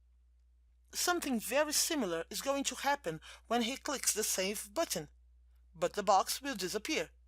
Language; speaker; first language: English; non-native, fluent; Portuguese